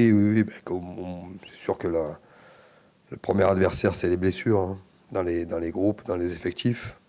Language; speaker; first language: French; native; French